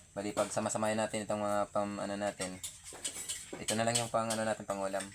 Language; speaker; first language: Filipino; non-native, local second language; Waray